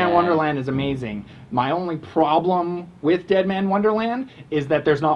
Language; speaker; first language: English; native; English